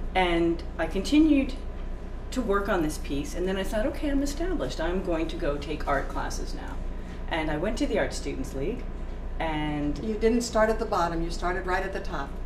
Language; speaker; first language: English; native; English